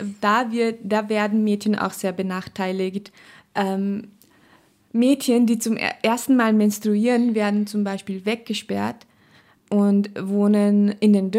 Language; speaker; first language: German; non-native, fluent; Nepali